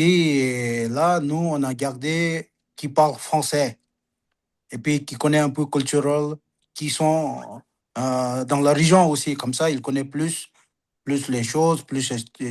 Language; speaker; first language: French; non-native, learner; Sherpa